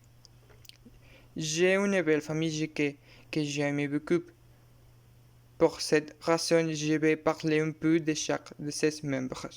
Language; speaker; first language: French; non-native, learner; Spanish